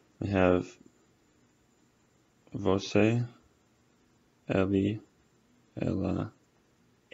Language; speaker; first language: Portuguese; non-native, fluent; English